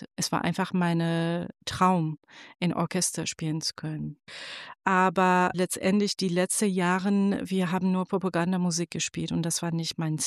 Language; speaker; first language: German; non-native, fluent; Persian